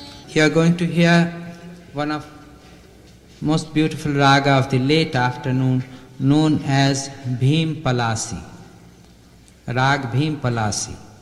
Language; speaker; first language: English; non-native, local second language; Bangla